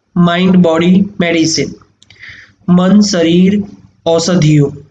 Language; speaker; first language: English; non-native, local second language; Gujarati